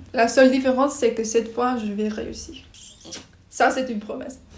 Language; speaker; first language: French; non-native, learner; English